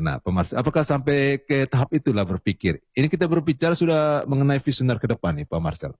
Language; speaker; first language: Indonesian; native; Indonesian